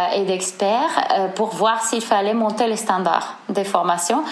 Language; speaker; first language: French; non-native, fluent; Spanish